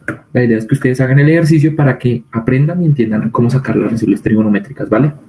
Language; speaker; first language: Spanish; native; Spanish